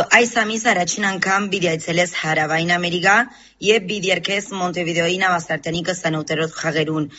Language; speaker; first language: Armenian; early bilingual, heritage; Armenian